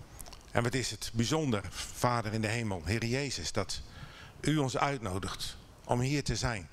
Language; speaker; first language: Dutch; native; Dutch